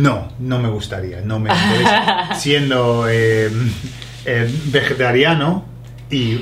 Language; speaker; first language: Spanish; non-native, fluent; English